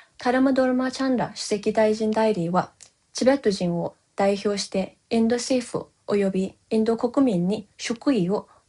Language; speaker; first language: Japanese; non-native, fluent; Tibetan